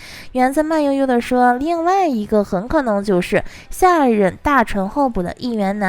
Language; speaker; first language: Chinese; native; Chinese